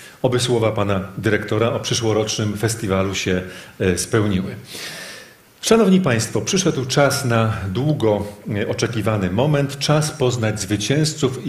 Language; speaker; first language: Polish; native; Polish